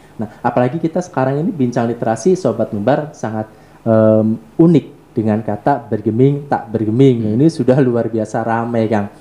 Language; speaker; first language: Indonesian; native; Indonesian